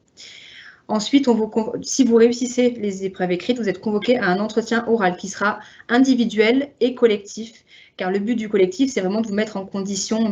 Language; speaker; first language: French; native; French